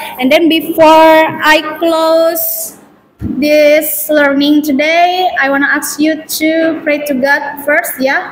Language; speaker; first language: English; non-native, learner; Indonesian